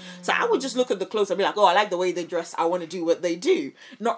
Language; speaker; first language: English; non-native, local second language; Akan